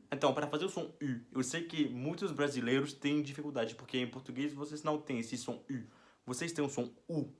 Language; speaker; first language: Portuguese; non-native, fluent; French